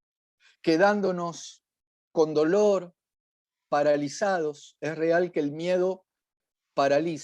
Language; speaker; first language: Spanish; native; Spanish